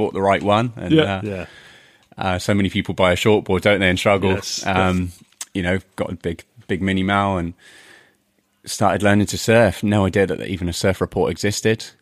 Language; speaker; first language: English; native; English